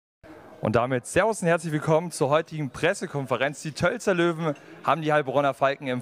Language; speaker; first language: German; native; German